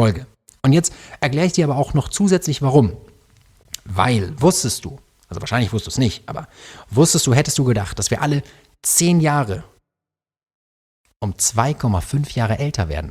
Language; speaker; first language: German; native; German